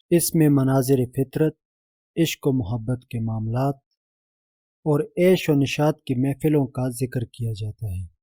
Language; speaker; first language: Urdu; native; Urdu